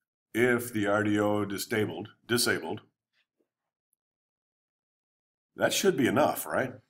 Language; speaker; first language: English; native; English